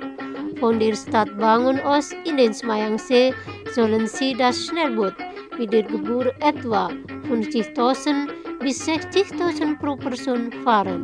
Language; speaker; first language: German; non-native, fluent; Indonesian